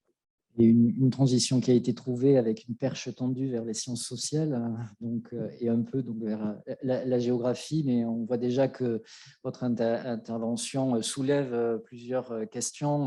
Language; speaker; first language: French; native; French